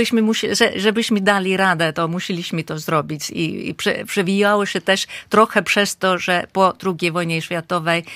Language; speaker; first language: Polish; non-native, fluent; Finnish